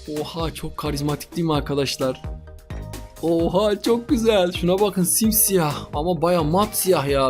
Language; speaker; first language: Turkish; native; Turkish